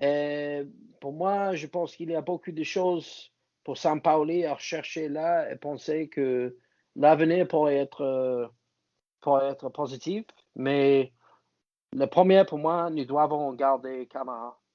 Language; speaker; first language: French; non-native, fluent; English